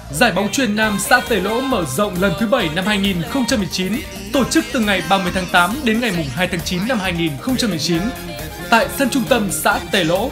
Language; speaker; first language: Vietnamese; native; Vietnamese